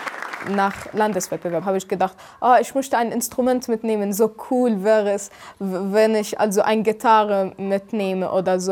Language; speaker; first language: German; non-native, fluent; Arabic